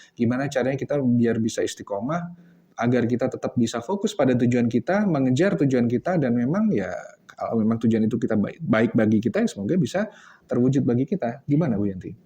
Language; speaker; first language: Indonesian; native; Indonesian